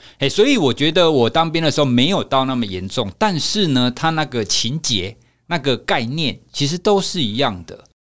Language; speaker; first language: Chinese; native; Chinese